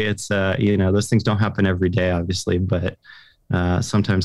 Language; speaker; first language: English; native; English